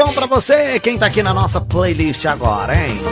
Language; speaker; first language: Portuguese; native; Portuguese